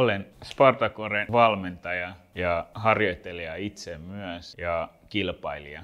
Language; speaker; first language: Finnish; non-native, fluent; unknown